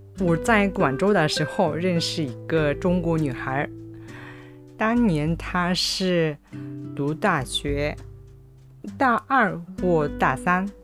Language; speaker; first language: Chinese; non-native, fluent; Japanese